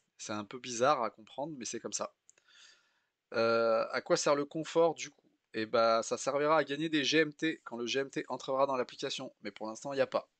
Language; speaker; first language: French; native; French